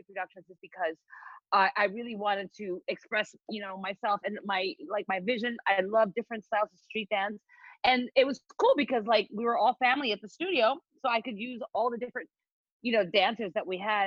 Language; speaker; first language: English; non-native, local second language; Filipino